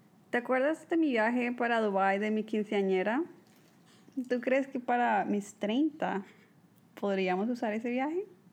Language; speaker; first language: Spanish; early bilingual, heritage; Spanish